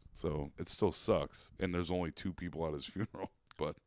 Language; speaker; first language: English; native; English